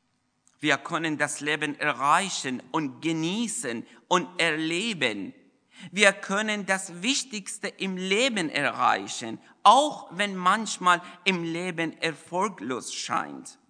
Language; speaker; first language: German; non-native, fluent; Persian